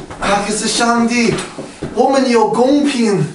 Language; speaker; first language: Chinese; non-native, learner; English